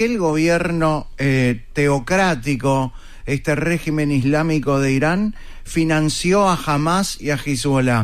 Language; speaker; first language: Spanish; native; Spanish